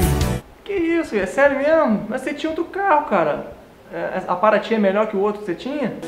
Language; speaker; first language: Portuguese; native; Portuguese